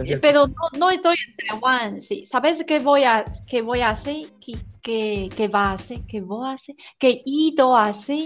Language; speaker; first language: Spanish; non-native, learner; Chinese